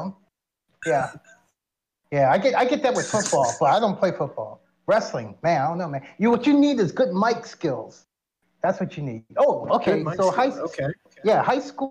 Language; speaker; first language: English; native; English